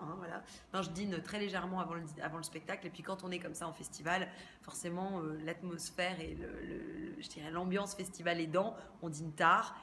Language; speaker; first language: French; native; French